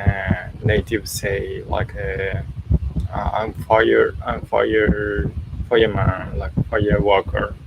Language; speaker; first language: English; non-native, learner; Japanese